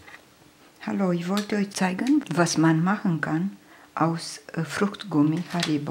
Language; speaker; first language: German; non-native, fluent; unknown